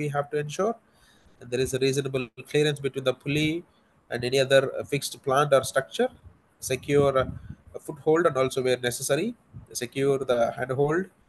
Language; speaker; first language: English; non-native, local second language; Telugu